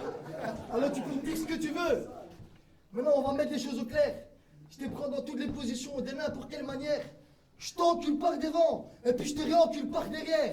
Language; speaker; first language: French; native; French